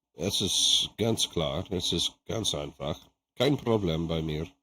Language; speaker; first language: German; non-native, learner; English